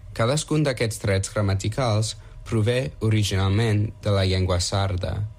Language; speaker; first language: Catalan; non-native, fluent; English